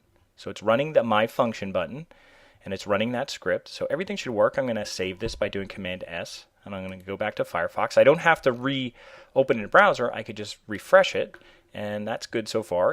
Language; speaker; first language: English; native; English